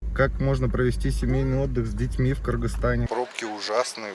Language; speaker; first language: Russian; native; Russian